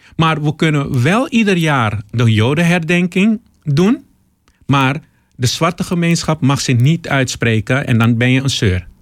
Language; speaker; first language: Dutch; early bilingual, other home language; Papiamento